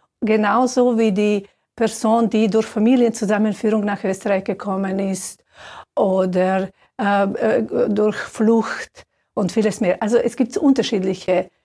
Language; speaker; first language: German; non-native, fluent; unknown